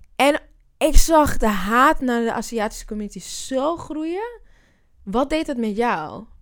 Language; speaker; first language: Dutch; native; Dutch